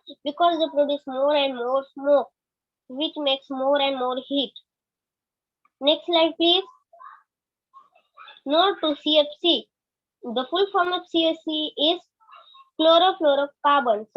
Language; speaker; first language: English; non-native, learner; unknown